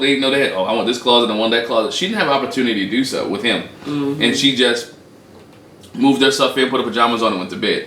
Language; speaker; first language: English; native; English